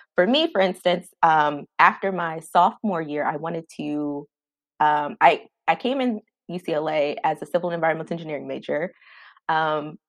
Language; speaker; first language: English; native; English